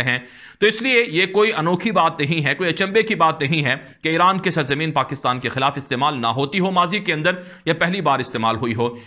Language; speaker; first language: Urdu; native; Urdu